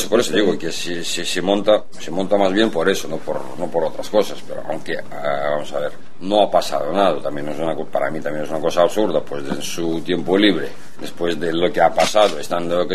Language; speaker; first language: Spanish; non-native, fluent; Russian